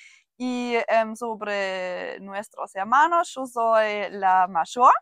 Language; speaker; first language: Spanish; non-native, fluent; German